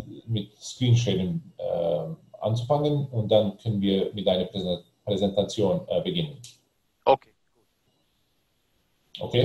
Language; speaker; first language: German; non-native, learner; Bosnian